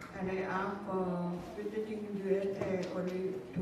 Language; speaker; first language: English; non-native, learner; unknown